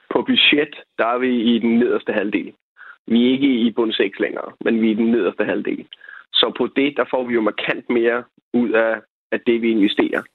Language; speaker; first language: Danish; native; Danish